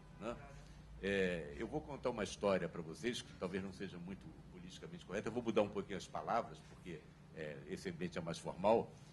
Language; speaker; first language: Portuguese; native; Portuguese